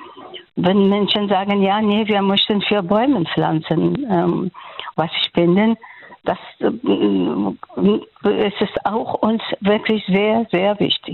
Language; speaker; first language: German; non-native, fluent; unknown